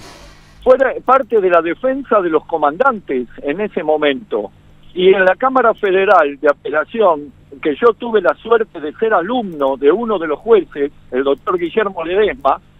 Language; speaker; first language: Spanish; native; Spanish